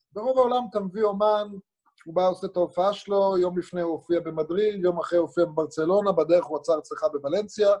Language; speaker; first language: Hebrew; native; Hebrew